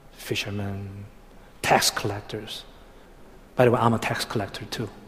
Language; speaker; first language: English; non-native, fluent; Korean